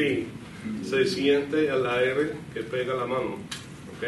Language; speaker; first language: Spanish; non-native, fluent; English